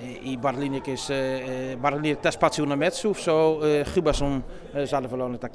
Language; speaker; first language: Polish; non-native, fluent; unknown